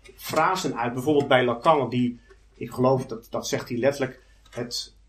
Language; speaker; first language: Dutch; native; Dutch